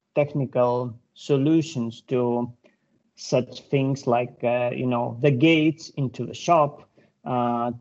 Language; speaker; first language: English; non-native, fluent; Lithuanian